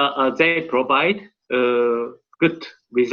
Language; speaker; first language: English; non-native, learner; Japanese